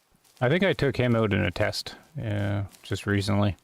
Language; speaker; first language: English; native; English